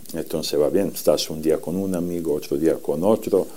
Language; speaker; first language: Spanish; non-native, fluent; Serbian